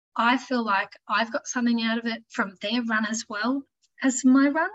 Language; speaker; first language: English; native; English